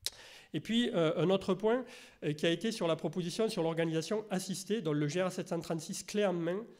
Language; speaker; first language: French; native; French